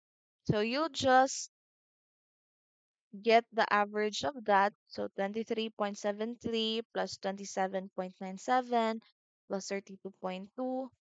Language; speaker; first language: English; non-native, local second language; Cebuano